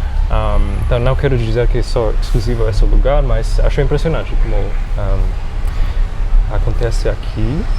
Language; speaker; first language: Portuguese; non-native, fluent; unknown